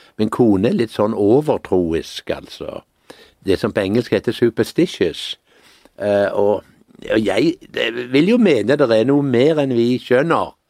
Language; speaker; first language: Norwegian; native; Norwegian